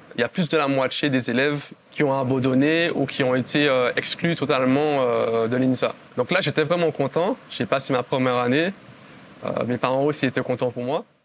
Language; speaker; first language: French; native; French